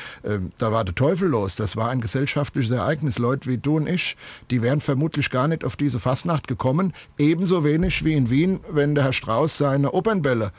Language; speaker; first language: German; native; German